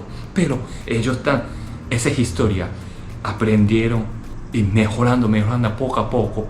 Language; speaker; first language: Spanish; non-native, learner; Japanese